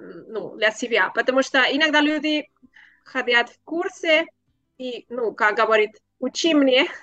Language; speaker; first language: Russian; non-native, learner; Spanish